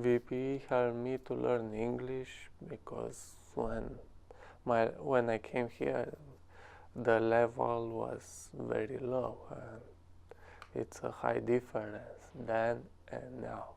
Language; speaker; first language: English; non-native, learner; Romanian